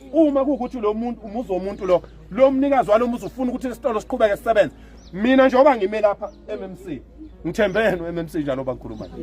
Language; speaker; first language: Zulu; native; Zulu